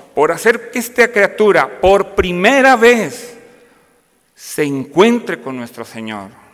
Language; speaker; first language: Spanish; native; Spanish